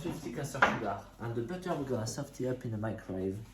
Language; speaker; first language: English; non-native, fluent; French